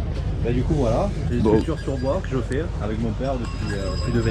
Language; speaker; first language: French; native; French